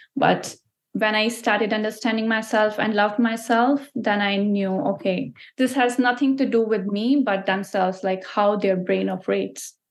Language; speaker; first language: English; non-native, local second language; Punjabi